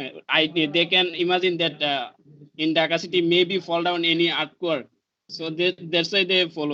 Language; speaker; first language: English; non-native, learner; Bangla